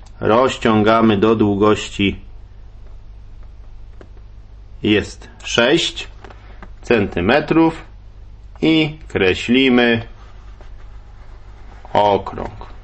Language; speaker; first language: Polish; native; Polish